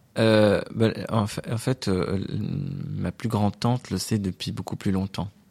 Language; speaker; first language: French; non-native, local second language; Arabic